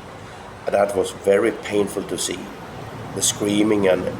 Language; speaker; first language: English; non-native, fluent; Norwegian